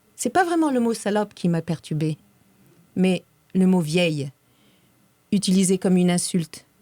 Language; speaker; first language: French; native; French